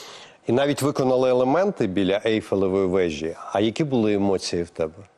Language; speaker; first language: Ukrainian; native; Ukrainian